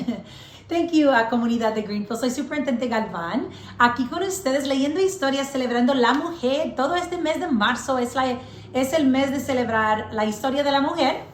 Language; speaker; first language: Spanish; early bilingual, heritage; English